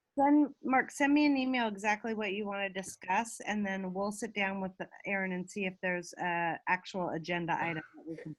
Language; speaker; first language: English; native; English